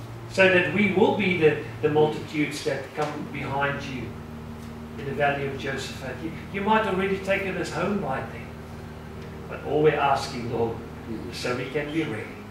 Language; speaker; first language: English; non-native, local second language; Afrikaans